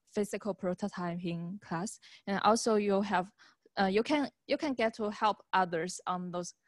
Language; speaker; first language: English; non-native, fluent; Chinese